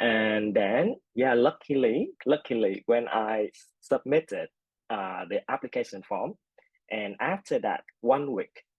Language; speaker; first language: English; non-native, fluent; Vietnamese